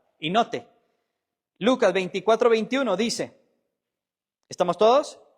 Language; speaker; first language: Spanish; native; Spanish